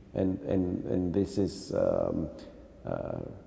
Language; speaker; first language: English; non-native, fluent; Greek